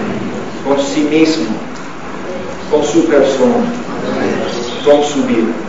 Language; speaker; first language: Spanish; non-native, learner; English